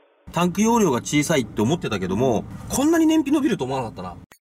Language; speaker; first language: Japanese; native; Japanese